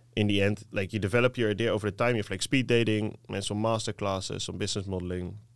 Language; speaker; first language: English; non-native, fluent; Dutch